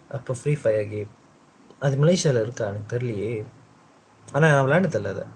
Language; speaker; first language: Tamil; early bilingual, heritage; Tamil